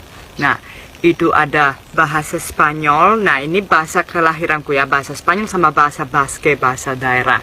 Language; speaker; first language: Indonesian; non-native, fluent; Spanish